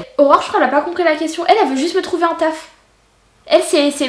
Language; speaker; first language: French; native; French